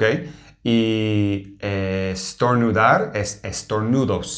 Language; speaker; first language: Spanish; non-native, fluent; English